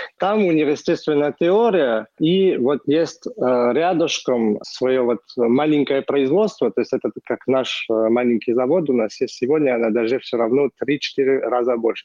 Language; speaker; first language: Russian; non-native, fluent; French